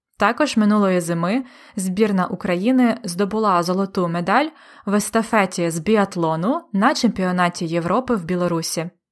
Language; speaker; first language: Ukrainian; native; Ukrainian